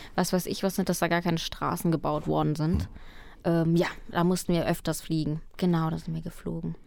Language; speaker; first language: German; early bilingual, other home language; Spanish